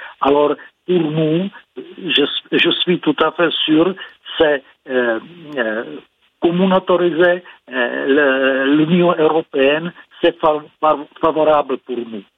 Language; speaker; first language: French; non-native, fluent; Czech